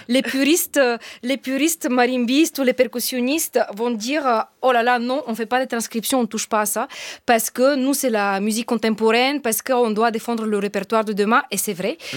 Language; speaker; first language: French; non-native, fluent; Bulgarian